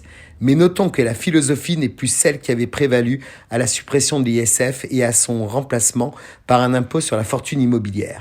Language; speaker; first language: French; native; French